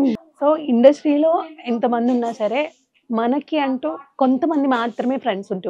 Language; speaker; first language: Telugu; native; Telugu